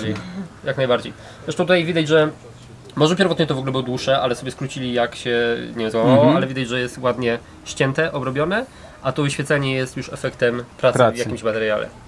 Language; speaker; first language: Polish; native; Polish